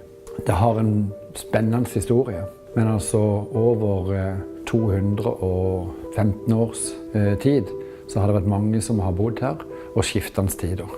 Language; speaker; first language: Norwegian; native; Norwegian